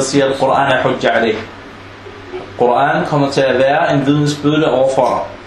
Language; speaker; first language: Danish; non-native, fluent; Arabic